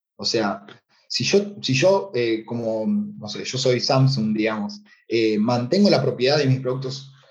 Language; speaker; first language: Spanish; native; Spanish